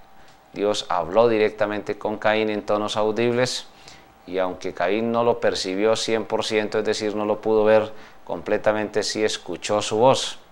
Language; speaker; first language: Spanish; native; Spanish